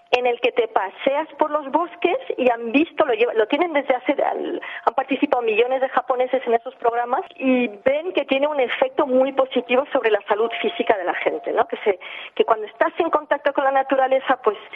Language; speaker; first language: Spanish; early bilingual, heritage; English